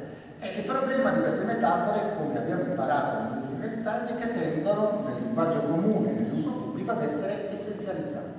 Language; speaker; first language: Italian; native; Italian